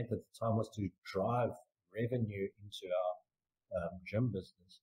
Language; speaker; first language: English; native; English